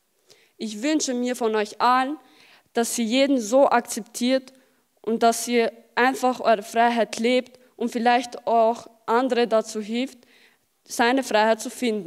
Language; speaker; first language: German; early bilingual, other home language; Albanian